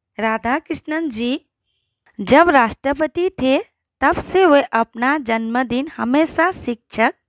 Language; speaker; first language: Hindi; non-native, local second language; Assamese